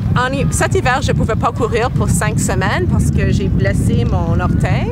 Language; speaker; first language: French; non-native, local second language; English